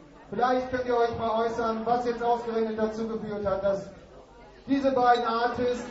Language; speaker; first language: German; native; German